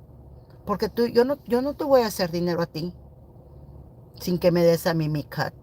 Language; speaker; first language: Spanish; early bilingual, heritage; Spanish